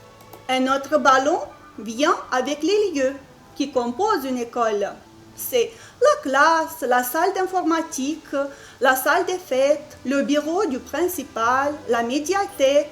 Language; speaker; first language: French; non-native, fluent; Romanian